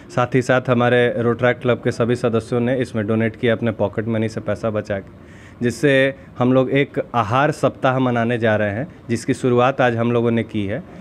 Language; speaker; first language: Hindi; native; Hindi